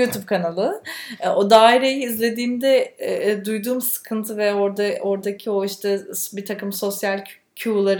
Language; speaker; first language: Turkish; native; Turkish